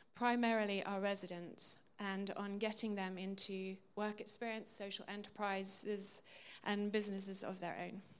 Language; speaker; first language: English; native; English